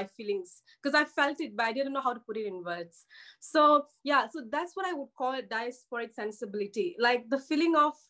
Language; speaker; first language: English; non-native, local second language; Telugu